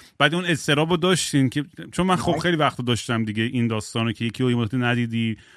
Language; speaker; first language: Persian; native; Persian